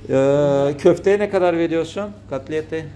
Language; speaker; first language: Turkish; non-native, fluent; Russian